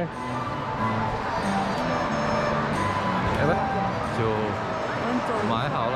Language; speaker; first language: Chinese; native; Chinese